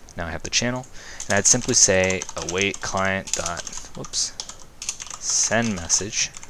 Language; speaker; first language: English; native; English